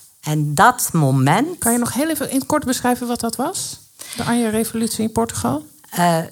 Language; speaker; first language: Dutch; native; Dutch